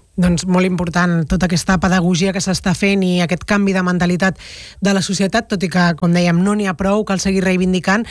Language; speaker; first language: Catalan; native; Catalan